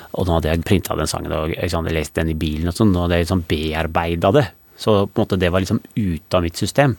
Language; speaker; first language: Norwegian; early bilingual, other home language; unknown